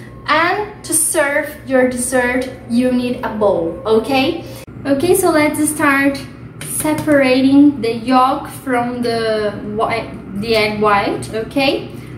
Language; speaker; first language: English; non-native, fluent; Portuguese